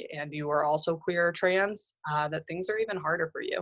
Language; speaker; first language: English; native; English